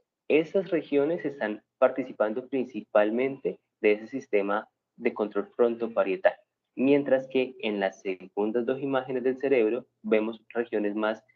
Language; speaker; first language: Spanish; native; Spanish